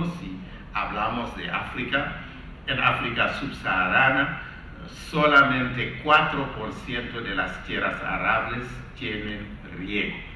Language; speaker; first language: Spanish; non-native, fluent; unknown